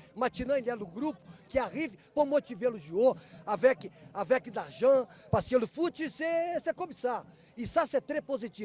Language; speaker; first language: French; non-native, fluent; Portuguese